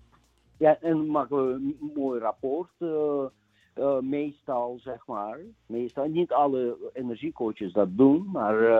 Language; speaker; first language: Dutch; non-native, fluent; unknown